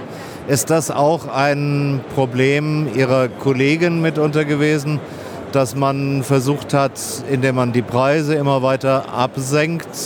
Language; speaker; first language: German; native; German